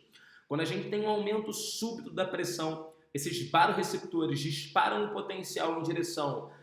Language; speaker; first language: Portuguese; native; Portuguese